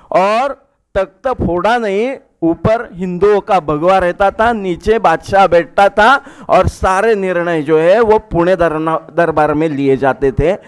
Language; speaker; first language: Hindi; non-native, local second language; Marathi